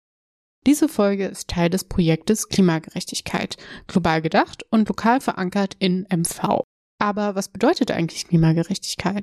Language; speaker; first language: German; native; German